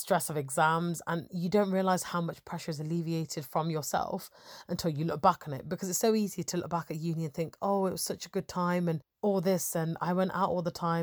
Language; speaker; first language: English; native; English